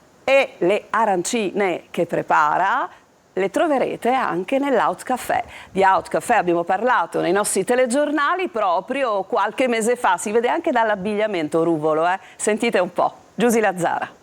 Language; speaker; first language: Italian; native; Italian